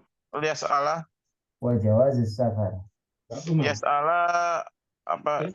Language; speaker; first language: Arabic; non-native, learner; Indonesian